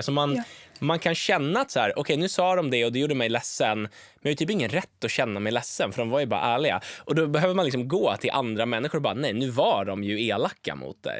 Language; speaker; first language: Swedish; native; Swedish